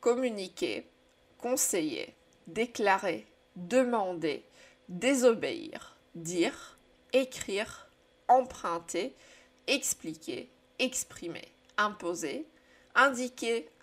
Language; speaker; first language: French; non-native, fluent; Czech